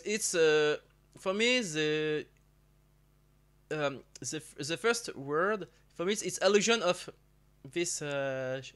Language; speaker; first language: English; non-native, learner; French